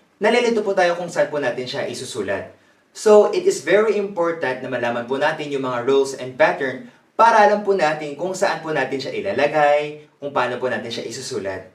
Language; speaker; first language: Filipino; non-native, fluent; Korean